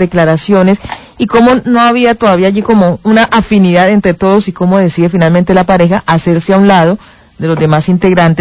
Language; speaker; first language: Spanish; native; Spanish